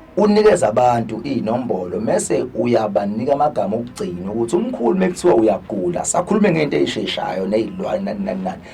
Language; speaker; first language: Zulu; native; Zulu